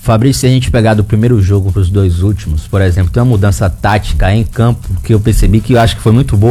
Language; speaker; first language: Portuguese; native; Portuguese